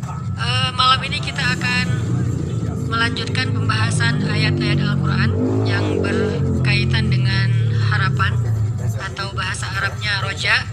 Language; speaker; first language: Indonesian; native; Indonesian